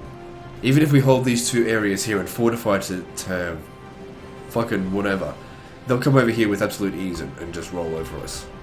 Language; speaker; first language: English; native; English